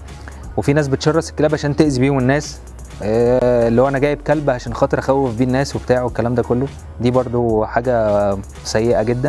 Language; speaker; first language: Arabic; native; Arabic